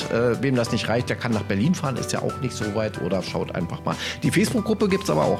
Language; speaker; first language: German; native; German